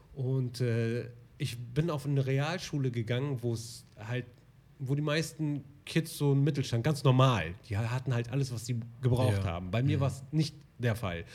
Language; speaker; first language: German; early bilingual, other home language; Arabic